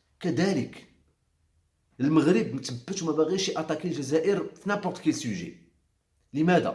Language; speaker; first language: Arabic; native; Arabic